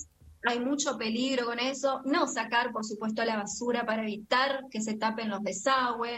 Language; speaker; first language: Spanish; native; Spanish